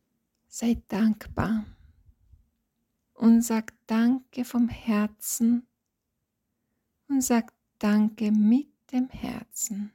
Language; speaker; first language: German; non-native, fluent; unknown